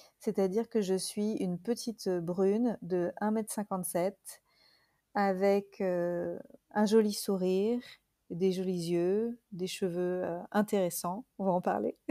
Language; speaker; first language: French; native; French